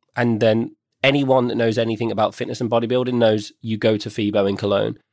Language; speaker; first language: English; native; English